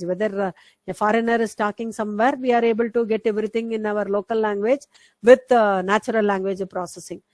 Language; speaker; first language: English; non-native, local second language; Tamil